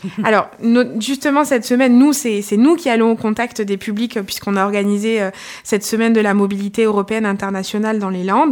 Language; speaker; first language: French; native; French